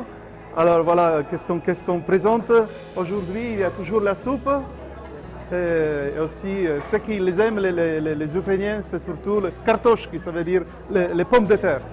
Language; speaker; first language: French; non-native, fluent; Polish